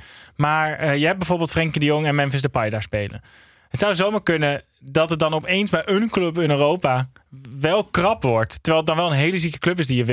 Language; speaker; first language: Dutch; native; Dutch